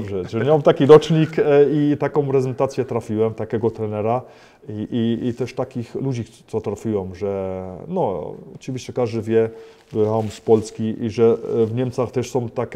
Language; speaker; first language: Polish; early bilingual, heritage; Polish